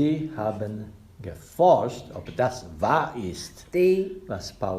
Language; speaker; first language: German; non-native, fluent; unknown